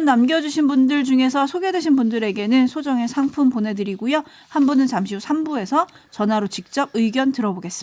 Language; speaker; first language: Korean; native; Korean